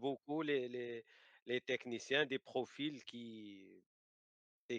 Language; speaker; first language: French; non-native, learner; Arabic